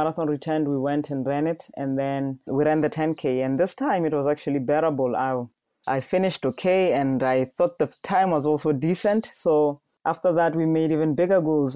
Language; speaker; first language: English; non-native, local second language; Tswana